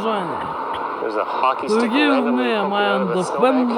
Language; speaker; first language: English; native; English